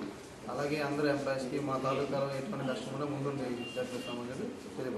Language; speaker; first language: Telugu; native; Telugu